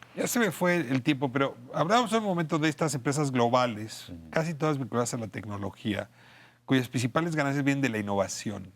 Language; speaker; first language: Spanish; native; Spanish